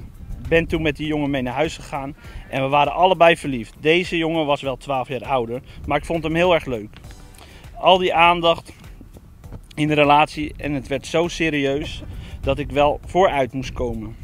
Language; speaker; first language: Dutch; native; Dutch